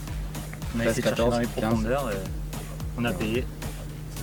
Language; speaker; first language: French; native; French